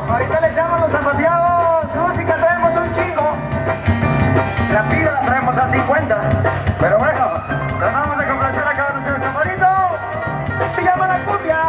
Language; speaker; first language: Spanish; native; Spanish